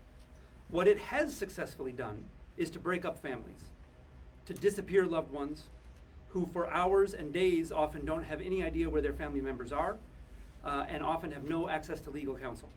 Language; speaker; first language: English; native; English